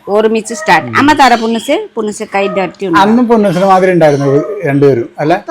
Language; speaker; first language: Malayalam; non-native, fluent; Nepali